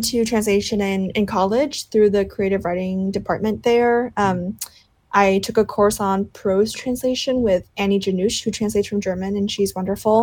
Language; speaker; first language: English; non-native, local second language; Cantonese